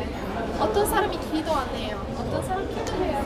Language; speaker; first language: Korean; non-native, learner; Arabic